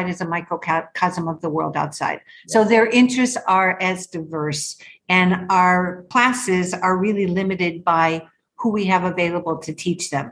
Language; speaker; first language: English; native; English